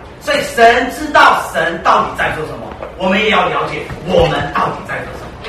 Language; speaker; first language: Chinese; early bilingual, heritage; Chinese